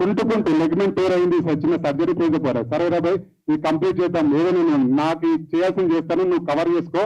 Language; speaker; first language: Telugu; native; Telugu